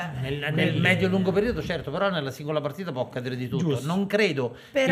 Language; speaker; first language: Italian; native; Italian